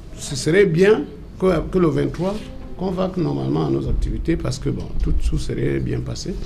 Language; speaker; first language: French; non-native, local second language; English